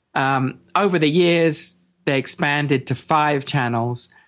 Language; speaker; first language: English; native; English